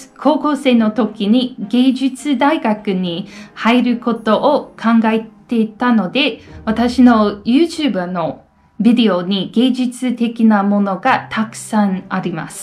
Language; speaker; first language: Japanese; non-native, fluent; English